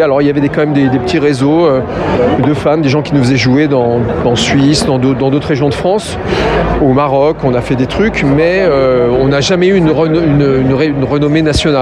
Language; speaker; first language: French; native; French